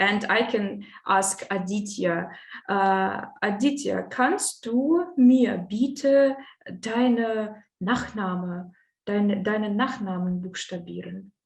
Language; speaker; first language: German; non-native, fluent; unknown